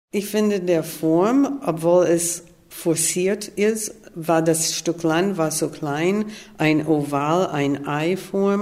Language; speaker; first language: German; non-native, fluent; English